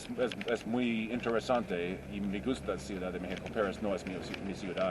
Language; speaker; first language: Spanish; non-native, learner; English